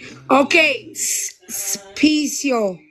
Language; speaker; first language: English; non-native, learner; Filipino